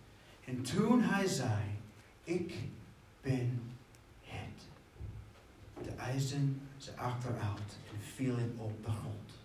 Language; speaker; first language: Dutch; non-native, fluent; English